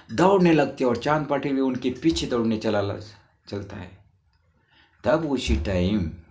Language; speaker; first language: Hindi; non-native, local second language; Marathi